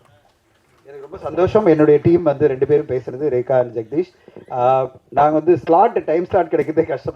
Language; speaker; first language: Tamil; native; Tamil